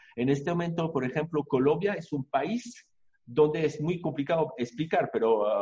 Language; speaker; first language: Spanish; non-native, fluent; French